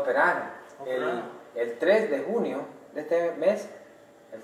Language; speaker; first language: Spanish; native; Spanish